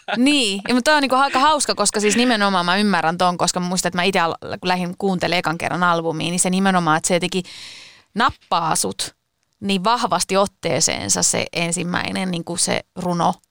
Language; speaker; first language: Finnish; early bilingual, other home language; Persian